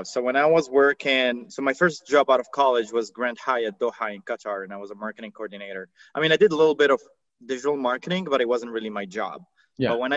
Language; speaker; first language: English; non-native, fluent; Arabic